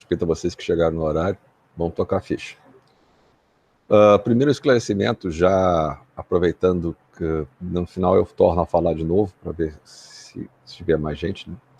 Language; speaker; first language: Portuguese; native; Portuguese